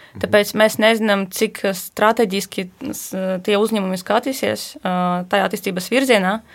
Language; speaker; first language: Latvian; non-native, fluent; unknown